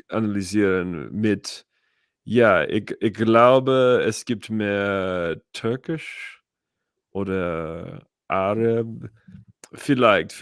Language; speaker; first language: German; non-native, learner; English